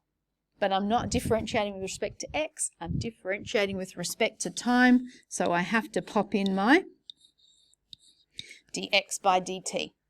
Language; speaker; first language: English; native; English